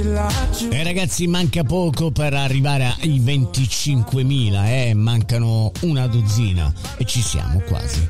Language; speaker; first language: Italian; native; Italian